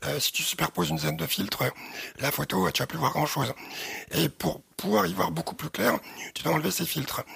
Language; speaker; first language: French; early bilingual, other home language; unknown